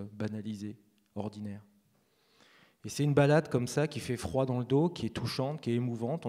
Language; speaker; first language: French; native; French